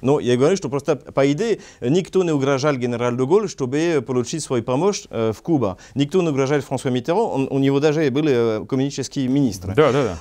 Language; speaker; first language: Russian; non-native, learner; French